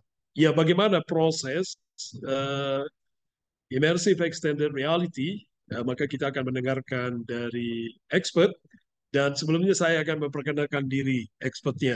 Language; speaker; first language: Indonesian; native; Indonesian